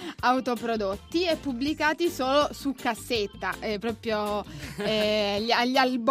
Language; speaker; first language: Italian; native; Italian